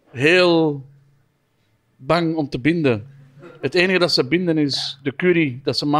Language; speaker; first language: Dutch; native; Dutch